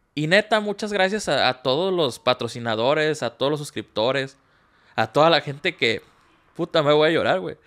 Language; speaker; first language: Spanish; native; Spanish